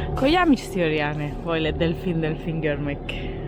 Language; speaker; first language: Turkish; non-native, learner; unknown